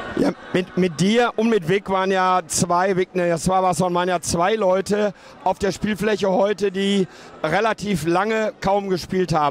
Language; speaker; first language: German; native; German